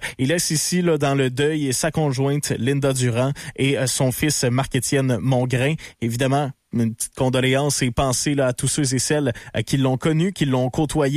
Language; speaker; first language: French; native; French